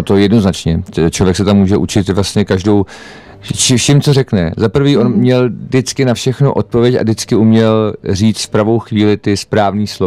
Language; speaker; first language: Czech; native; Czech